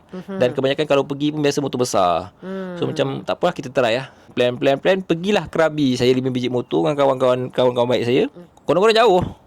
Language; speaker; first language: Malay; native; Malay